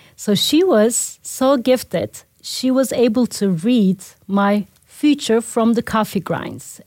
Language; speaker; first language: English; non-native, fluent; Turkish